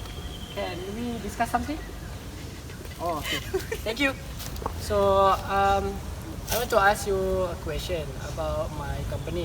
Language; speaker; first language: English; non-native, learner; Malay